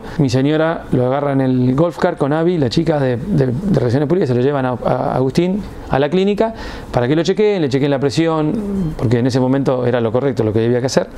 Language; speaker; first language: Spanish; native; Spanish